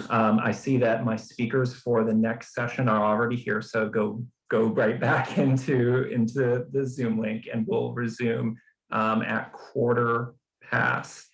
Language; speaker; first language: English; native; English